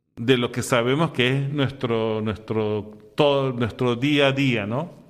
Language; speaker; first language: Spanish; native; Spanish